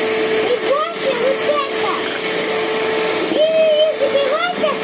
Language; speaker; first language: Russian; non-native, learner; Tajik